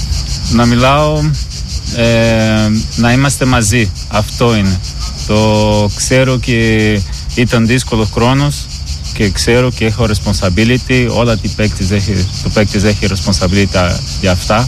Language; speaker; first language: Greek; non-native, learner; Portuguese